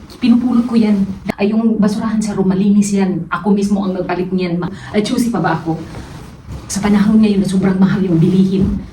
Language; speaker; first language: Filipino; non-native, local second language; Cebuano